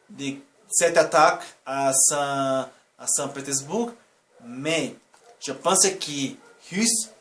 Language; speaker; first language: French; non-native, learner; Portuguese